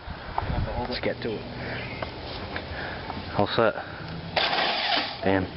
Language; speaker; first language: English; native; English